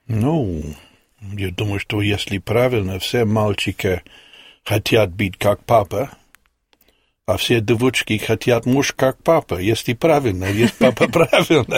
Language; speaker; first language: Russian; non-native, learner; English